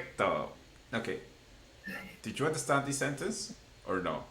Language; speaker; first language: English; non-native, fluent; Spanish